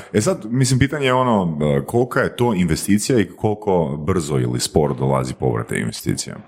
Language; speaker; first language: Croatian; native; Croatian